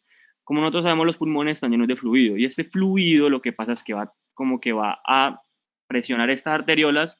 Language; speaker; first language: Spanish; native; Spanish